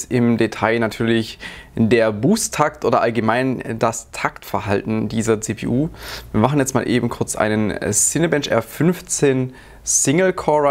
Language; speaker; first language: German; native; German